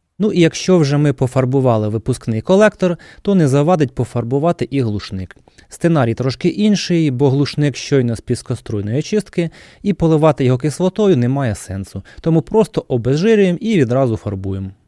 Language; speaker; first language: Ukrainian; non-native, local second language; Russian